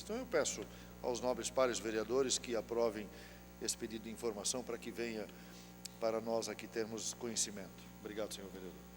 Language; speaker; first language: Portuguese; native; Portuguese